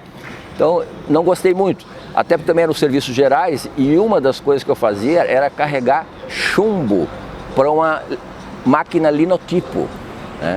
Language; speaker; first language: Portuguese; native; Portuguese